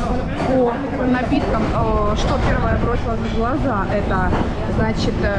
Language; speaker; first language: Russian; native; Russian